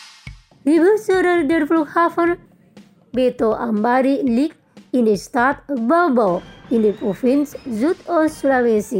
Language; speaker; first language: German; non-native, fluent; Indonesian